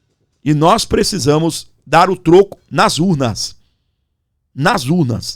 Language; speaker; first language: Portuguese; native; Portuguese